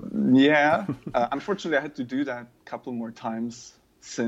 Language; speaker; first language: English; non-native, fluent; German